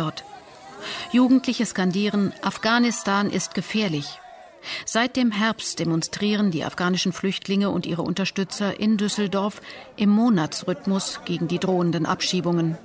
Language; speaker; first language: German; native; German